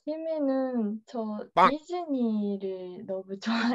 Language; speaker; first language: Korean; non-native, learner; Japanese